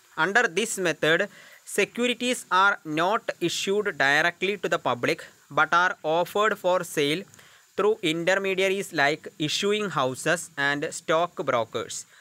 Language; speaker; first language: English; non-native, local second language; Malayalam